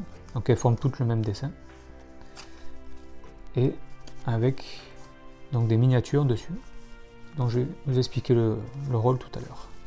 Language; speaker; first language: French; native; French